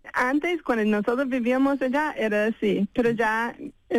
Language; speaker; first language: Spanish; non-native, fluent; English